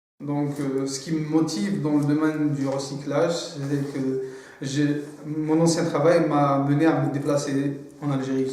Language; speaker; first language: French; non-native, local second language; Arabic